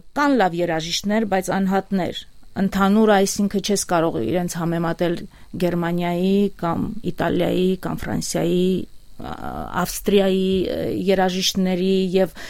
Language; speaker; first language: Armenian; native; Armenian